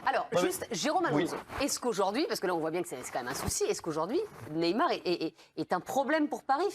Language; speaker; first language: French; native; French